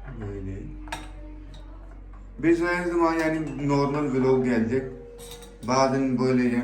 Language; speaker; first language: Turkish; non-native, learner; Urdu